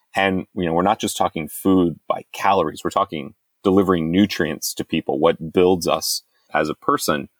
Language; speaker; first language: English; native; English